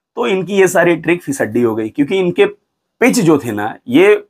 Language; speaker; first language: Hindi; native; Hindi